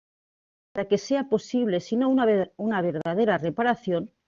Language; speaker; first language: Spanish; native; Spanish